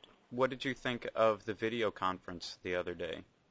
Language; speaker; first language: English; native; English